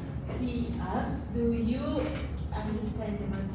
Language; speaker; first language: English; non-native, fluent; Indonesian